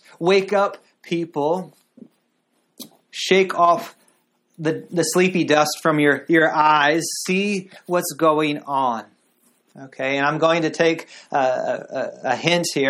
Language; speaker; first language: English; native; English